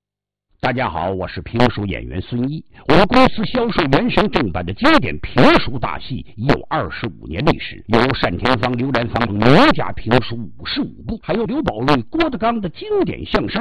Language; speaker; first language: Chinese; native; Chinese